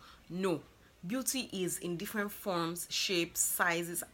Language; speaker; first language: English; non-native, local second language; Yoruba